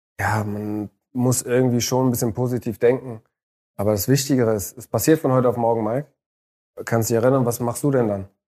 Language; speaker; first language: German; early bilingual, other home language; Arabic